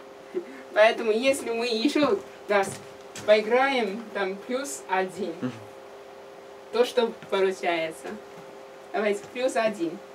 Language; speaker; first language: Russian; non-native, learner; Chinese